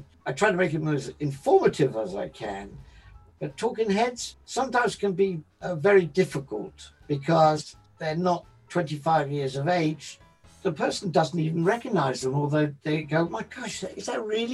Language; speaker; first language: English; native; English